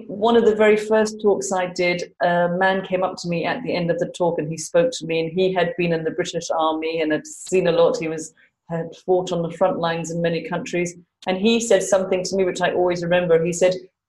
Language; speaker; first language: English; native; English